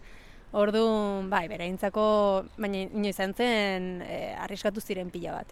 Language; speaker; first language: Basque; early bilingual, other home language; Spanish